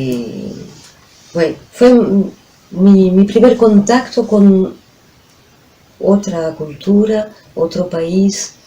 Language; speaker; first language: Spanish; non-native, fluent; French